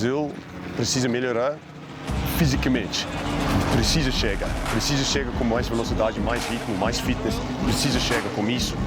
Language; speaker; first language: Portuguese; non-native, learner; English